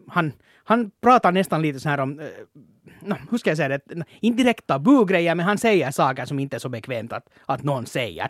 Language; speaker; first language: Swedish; native; Swedish